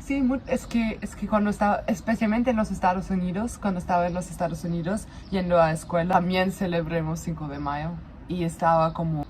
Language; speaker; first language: Spanish; non-native, fluent; German